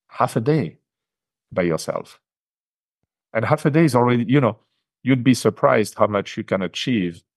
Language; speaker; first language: English; non-native, fluent; French